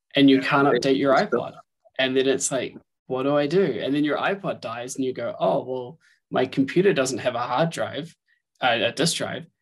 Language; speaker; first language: English; native; English